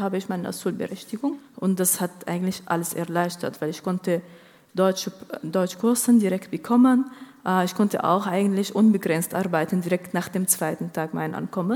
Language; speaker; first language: German; non-native, fluent; Arabic